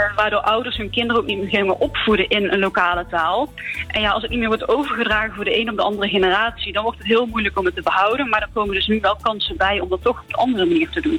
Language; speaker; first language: Dutch; native; Dutch